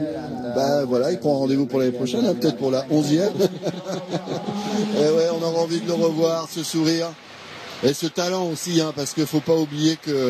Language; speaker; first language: French; native; French